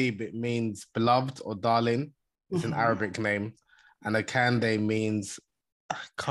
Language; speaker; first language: English; native; English